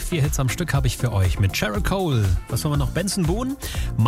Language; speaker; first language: German; native; German